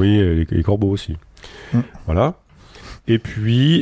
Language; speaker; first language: French; native; French